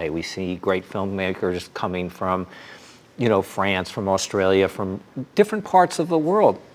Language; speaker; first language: English; native; English